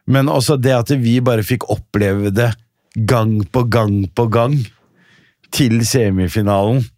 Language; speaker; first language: Norwegian; early bilingual, other home language; Riffian